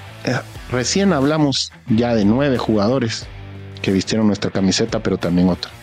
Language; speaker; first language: Spanish; native; Spanish